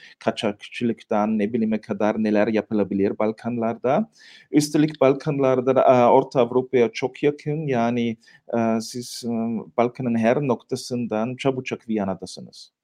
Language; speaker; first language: Turkish; non-native, fluent; German